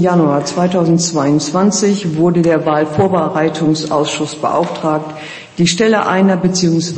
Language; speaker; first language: German; native; German